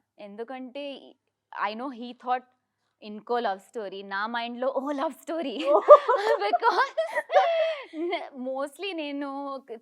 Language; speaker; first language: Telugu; non-native, learner; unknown